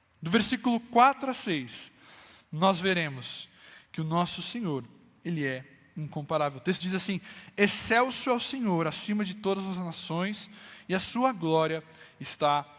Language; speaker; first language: Portuguese; native; Portuguese